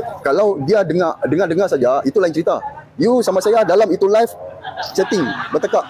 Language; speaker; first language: Malay; native; Malay